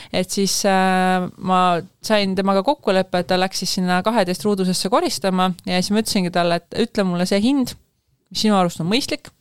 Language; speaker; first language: Estonian; native; Estonian